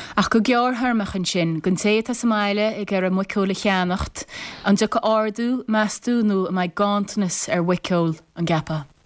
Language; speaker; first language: Irish; native; Irish